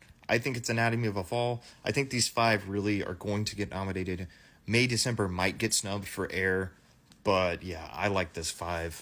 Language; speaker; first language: English; native; English